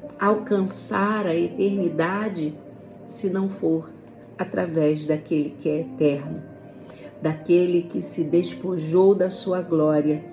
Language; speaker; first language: Portuguese; native; Portuguese